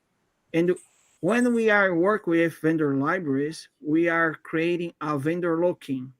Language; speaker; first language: English; non-native, fluent; Portuguese